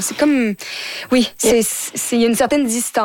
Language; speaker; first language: French; native; French